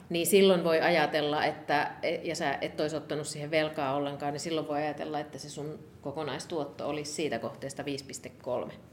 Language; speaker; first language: Finnish; native; Finnish